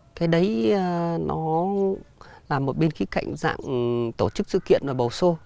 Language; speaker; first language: Vietnamese; native; Vietnamese